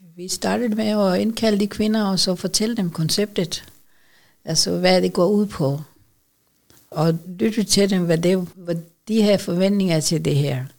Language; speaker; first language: Danish; non-native, fluent; Urdu